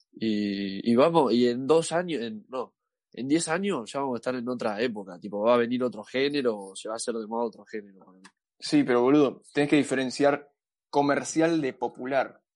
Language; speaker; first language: Spanish; native; Spanish